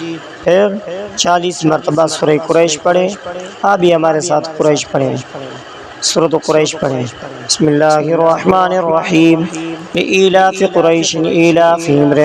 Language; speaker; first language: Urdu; native; Urdu